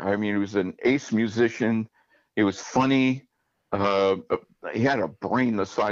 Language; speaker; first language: English; native; English